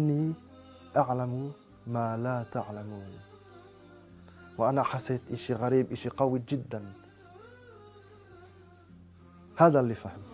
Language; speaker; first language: Arabic; non-native, fluent; French